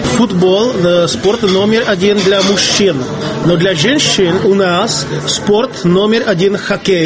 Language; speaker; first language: Russian; non-native, fluent; Czech